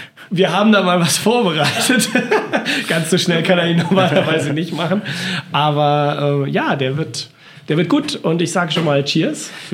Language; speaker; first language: German; native; German